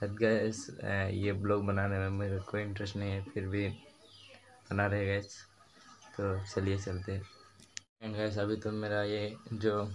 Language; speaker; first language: Hindi; non-native, local second language; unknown